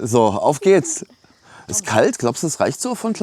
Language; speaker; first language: German; native; German